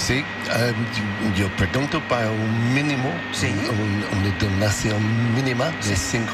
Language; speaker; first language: Spanish; non-native, learner; English